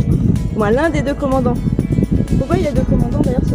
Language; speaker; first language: French; native; French